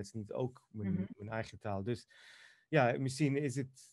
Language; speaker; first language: Dutch; non-native, fluent; Greek